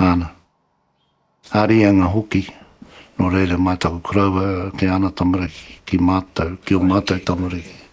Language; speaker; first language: Māori; non-native, local second language; English